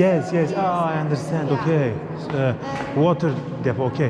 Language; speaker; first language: English; non-native, learner; Turkish